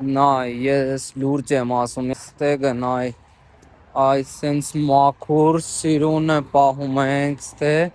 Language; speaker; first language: Armenian; non-native, learner; Hindi